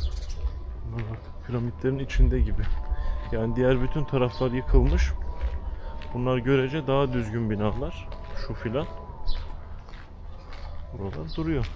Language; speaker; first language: Turkish; native; Turkish